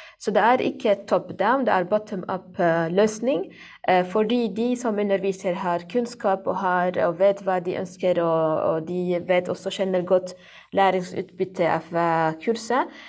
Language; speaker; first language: Norwegian; non-native, learner; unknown